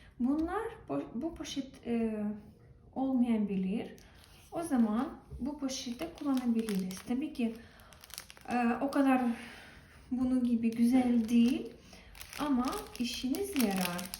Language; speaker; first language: Turkish; non-native, learner; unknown